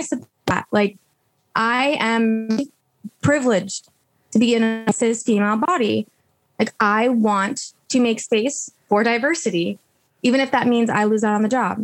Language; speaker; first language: English; native; English